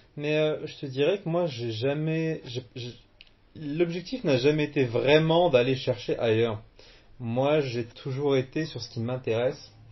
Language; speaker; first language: French; early bilingual, other home language; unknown